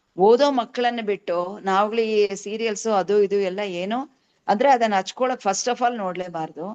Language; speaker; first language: Kannada; native; Kannada